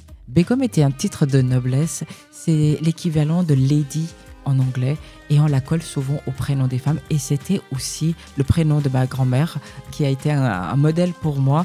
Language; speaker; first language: French; early bilingual, other home language; Persian